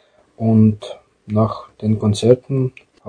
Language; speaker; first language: German; non-native, fluent; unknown